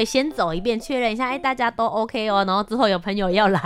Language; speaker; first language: Chinese; native; Chinese